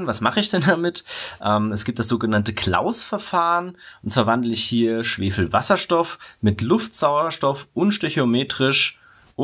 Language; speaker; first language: German; native; German